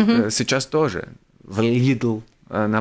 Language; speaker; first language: Russian; non-native, local second language; Latvian